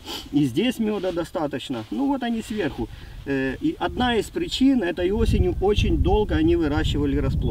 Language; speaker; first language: Russian; native; Russian